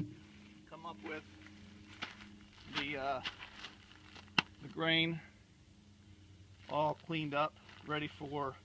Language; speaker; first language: English; native; English